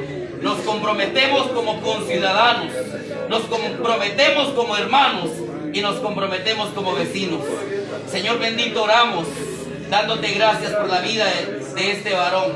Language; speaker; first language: Spanish; native; Spanish